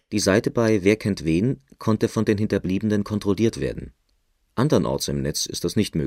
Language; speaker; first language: German; native; German